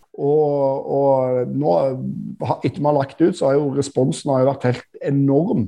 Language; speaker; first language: Norwegian; native; Norwegian